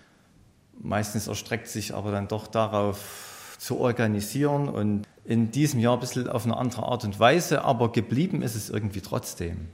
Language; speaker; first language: German; native; German